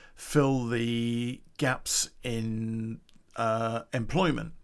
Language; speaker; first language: English; native; English